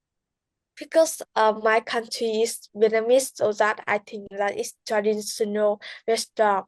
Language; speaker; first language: English; non-native, learner; Vietnamese